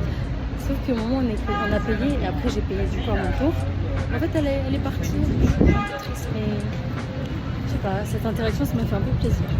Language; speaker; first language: French; native; French